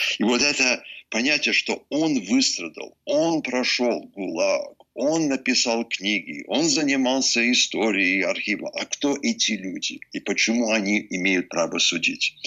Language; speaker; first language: Russian; early bilingual, heritage; English